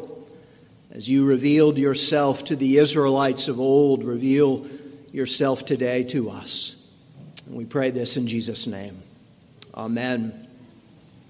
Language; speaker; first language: English; native; English